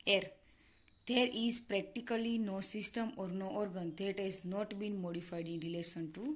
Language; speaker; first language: English; non-native, local second language; Gujarati